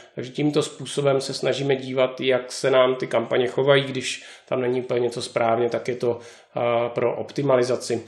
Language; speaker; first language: Czech; native; Czech